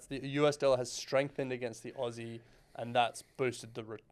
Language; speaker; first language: English; native; English